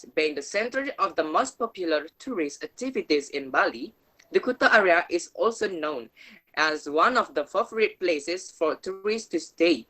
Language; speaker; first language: English; non-native, learner; Indonesian